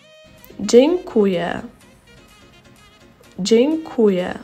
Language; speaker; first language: Polish; non-native, fluent; Russian